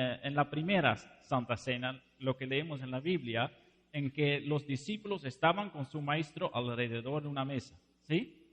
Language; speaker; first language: Spanish; non-native, fluent; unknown